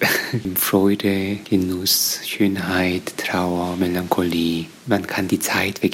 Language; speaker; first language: German; non-native, fluent; Korean